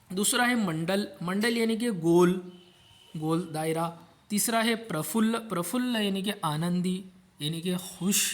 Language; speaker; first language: Urdu; non-native, local second language; Marathi